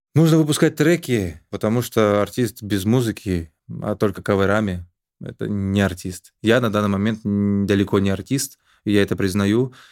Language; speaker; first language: Russian; native; Russian